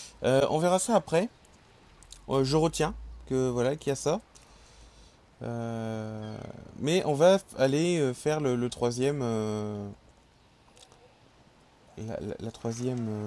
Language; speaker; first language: French; native; French